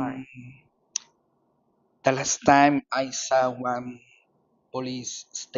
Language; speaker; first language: English; non-native, learner; Spanish